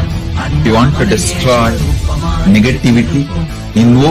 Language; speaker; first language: English; non-native, local second language; Tamil